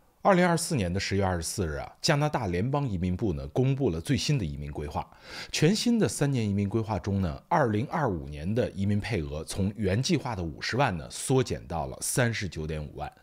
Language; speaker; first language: Chinese; native; Chinese